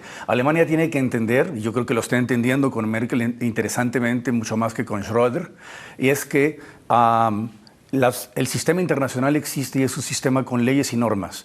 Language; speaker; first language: Spanish; native; Spanish